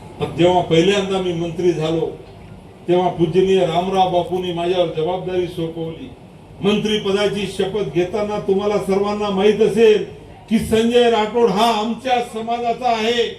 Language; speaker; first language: Marathi; non-native, local second language; Lambadi